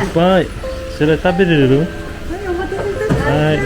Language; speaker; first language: Japanese; non-native, learner; Filipino